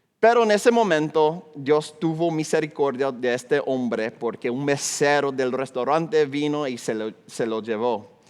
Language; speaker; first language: Spanish; non-native, fluent; English